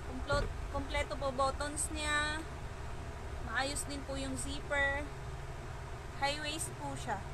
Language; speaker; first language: Filipino; native; Filipino